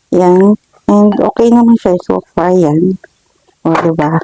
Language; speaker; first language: Filipino; non-native, local second language; Hiligaynon